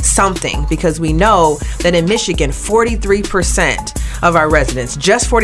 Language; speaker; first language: English; native; English